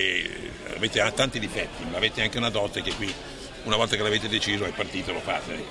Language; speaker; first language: Italian; native; Italian